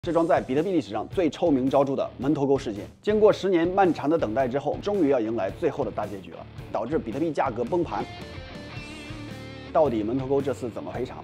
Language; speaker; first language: Chinese; native; Chinese